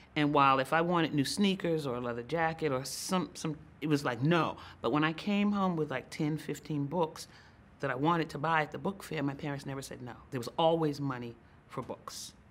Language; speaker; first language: English; native; English